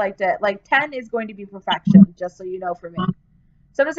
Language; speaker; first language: English; native; English